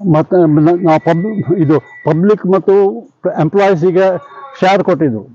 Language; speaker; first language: Kannada; native; Kannada